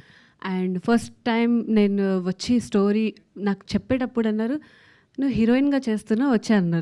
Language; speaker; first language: Telugu; non-native, fluent; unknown